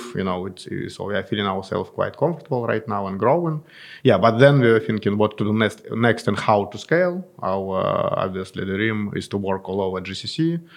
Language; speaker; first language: English; non-native, fluent; Russian